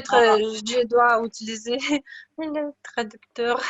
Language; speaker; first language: French; non-native, learner; Russian